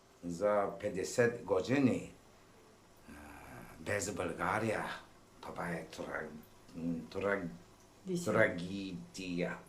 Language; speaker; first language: Bulgarian; non-native, learner; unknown